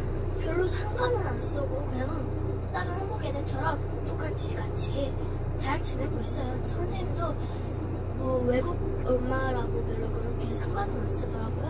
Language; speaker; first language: Korean; early bilingual, other home language; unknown